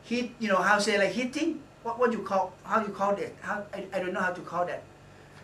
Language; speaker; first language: English; non-native, learner; Thai